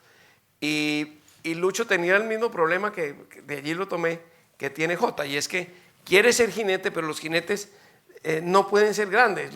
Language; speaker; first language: Spanish; native; Spanish